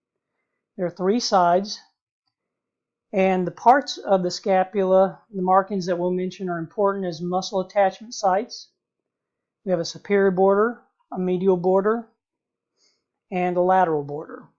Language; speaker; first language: English; native; English